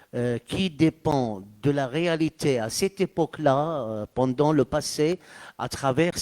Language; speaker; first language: French; non-native, fluent; Arabic